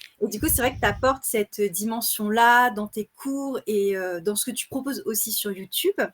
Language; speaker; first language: French; native; French